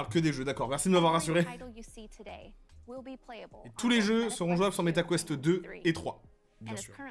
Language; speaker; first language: French; native; French